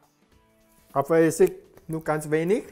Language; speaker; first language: German; non-native, learner; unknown